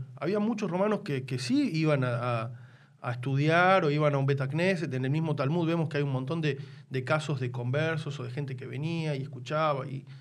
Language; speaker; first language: Spanish; native; Spanish